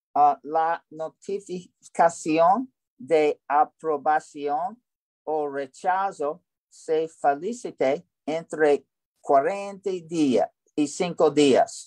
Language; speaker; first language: Spanish; non-native, learner; English